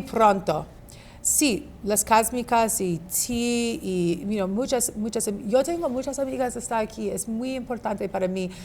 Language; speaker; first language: Spanish; non-native, learner; English